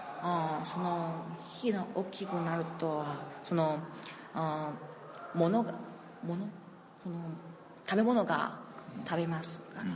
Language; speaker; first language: Japanese; non-native, learner; Chinese